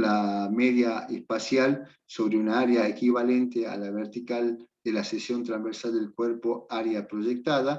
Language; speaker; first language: Spanish; native; Spanish